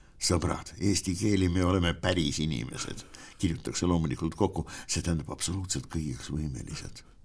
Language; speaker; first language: Estonian; non-native, local second language; Russian